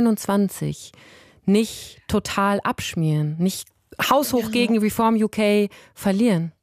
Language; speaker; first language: German; native; German